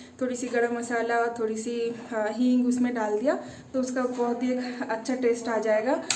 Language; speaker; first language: Hindi; non-native, local second language; Bangla